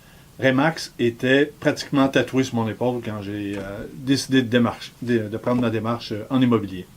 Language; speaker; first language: French; native; French